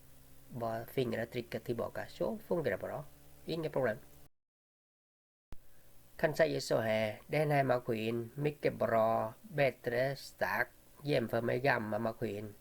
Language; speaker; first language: Swedish; non-native, learner; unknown